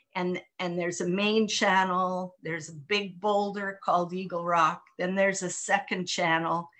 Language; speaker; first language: English; native; English